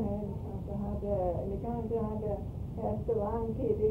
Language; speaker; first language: Swedish; early bilingual, heritage; Swedish